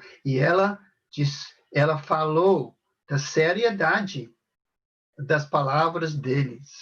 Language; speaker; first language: Portuguese; non-native, fluent; English